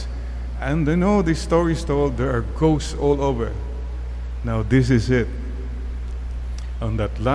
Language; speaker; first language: English; non-native, local second language; Iloko